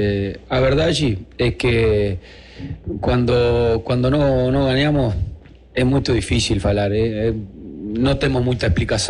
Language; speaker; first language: Portuguese; non-native, learner; Spanish